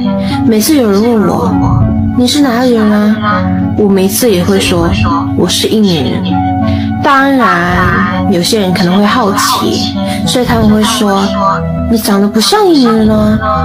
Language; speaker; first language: Chinese; early bilingual, other home language; Indonesian